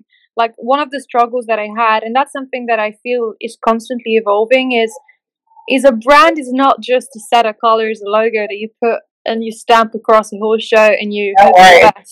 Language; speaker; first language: English; native; English